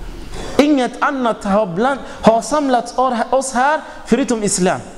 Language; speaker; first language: Swedish; non-native, fluent; Arabic